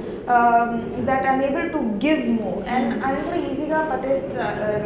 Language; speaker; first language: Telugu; non-native, local second language; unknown